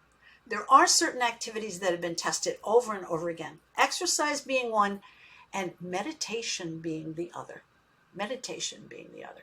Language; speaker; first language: English; native; English